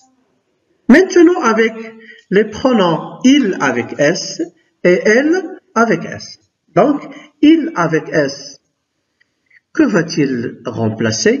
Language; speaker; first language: French; non-native, local second language; Arabic